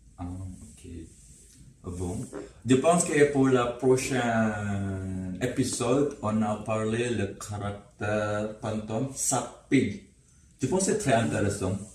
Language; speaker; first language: French; non-native, learner; Indonesian